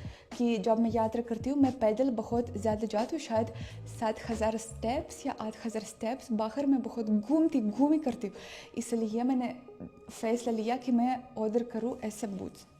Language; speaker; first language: Hindi; non-native, fluent; Russian